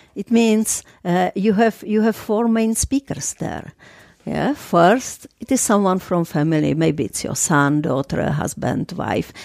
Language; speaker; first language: English; non-native, fluent; Czech